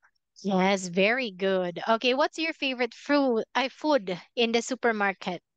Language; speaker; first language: English; non-native, fluent; Filipino